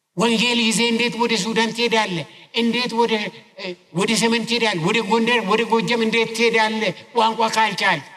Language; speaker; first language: Amharic; non-native, local second language; Oromo